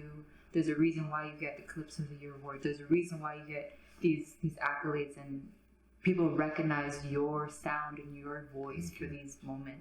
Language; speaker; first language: English; native; English